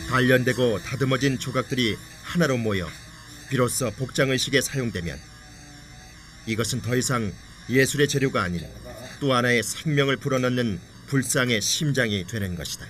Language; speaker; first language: Korean; native; Korean